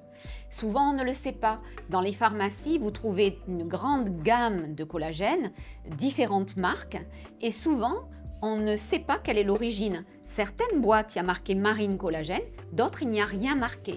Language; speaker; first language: French; native; French